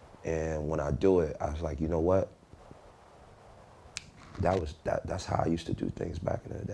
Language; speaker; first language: English; native; English